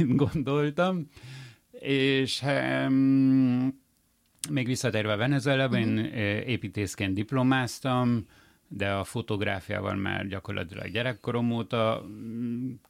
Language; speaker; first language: Hungarian; early bilingual, heritage; Hungarian